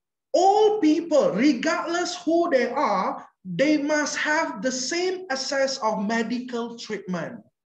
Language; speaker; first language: English; non-native, local second language; Malay